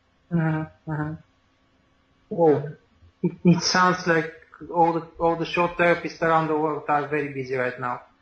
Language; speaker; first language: English; non-native, fluent; Bulgarian